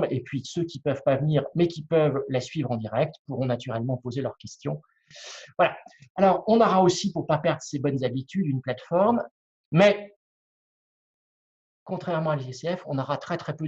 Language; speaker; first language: French; native; French